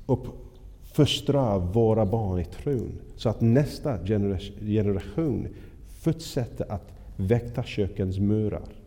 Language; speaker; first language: Swedish; non-native, fluent; English